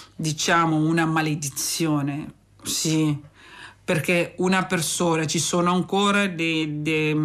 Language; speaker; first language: Italian; non-native, fluent; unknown